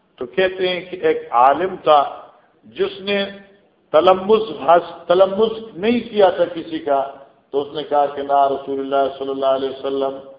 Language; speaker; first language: Urdu; non-native, local second language; Northern Hindko